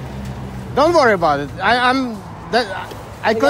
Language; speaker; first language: English; non-native, fluent; Ukrainian